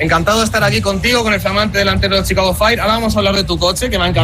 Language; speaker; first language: Spanish; native; Spanish